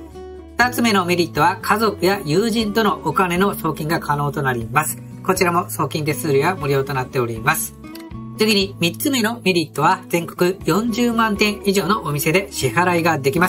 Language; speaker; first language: Japanese; native; Japanese